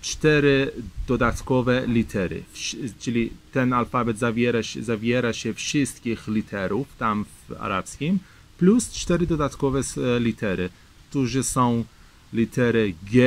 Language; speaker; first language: Polish; non-native, fluent; Persian